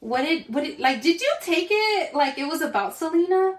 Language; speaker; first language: English; early bilingual, other home language; Spanish